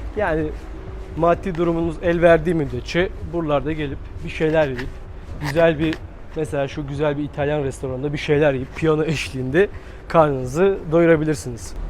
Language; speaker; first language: Turkish; native; Turkish